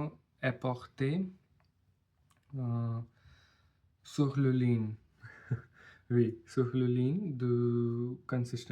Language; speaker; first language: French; non-native, learner; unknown